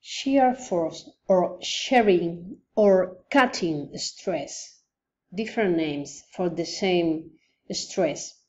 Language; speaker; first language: English; non-native, fluent; Spanish